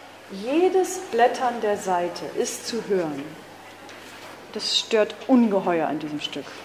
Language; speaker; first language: German; native; German